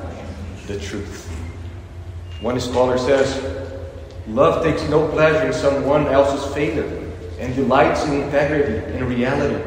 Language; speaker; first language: English; non-native, fluent; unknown